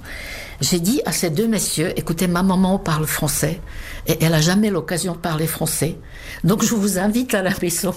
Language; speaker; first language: French; non-native, fluent; Czech